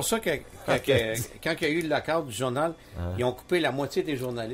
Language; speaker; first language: French; native; French